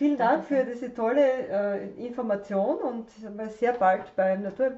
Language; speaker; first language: German; native; German